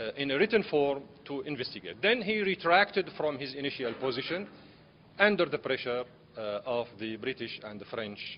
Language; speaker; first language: English; non-native, fluent; Arabic